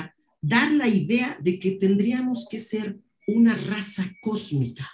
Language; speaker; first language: Spanish; native; Spanish